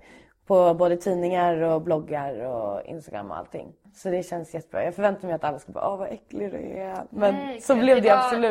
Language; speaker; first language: Swedish; native; Swedish